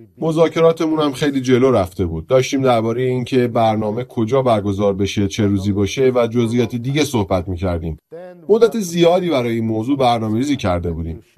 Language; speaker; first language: Persian; early bilingual, heritage; Persian